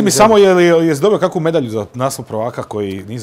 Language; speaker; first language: Croatian; native; Croatian